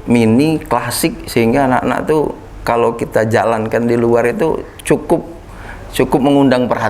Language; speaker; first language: Indonesian; native; Indonesian